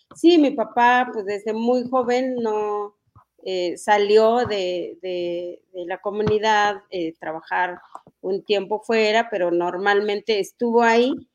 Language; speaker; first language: Spanish; non-native, local second language; Mixtepec Mixtec